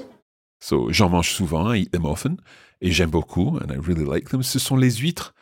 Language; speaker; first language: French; non-native, fluent; English